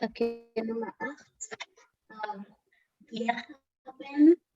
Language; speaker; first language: German; non-native, learner; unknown